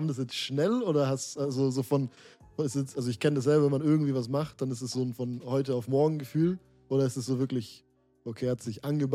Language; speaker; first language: German; native; German